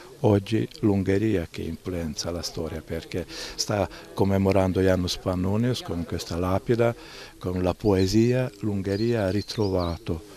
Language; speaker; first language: Italian; non-native, fluent; Hungarian